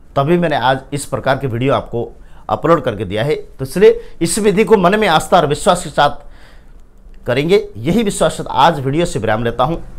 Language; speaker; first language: Hindi; native; Hindi